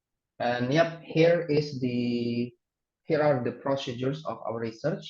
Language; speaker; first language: English; non-native, learner; Indonesian